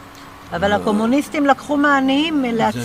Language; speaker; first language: Hebrew; native; Hebrew